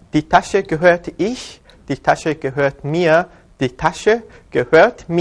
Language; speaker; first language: German; non-native, fluent; Korean